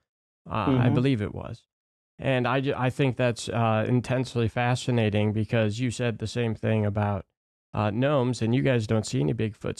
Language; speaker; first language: English; native; English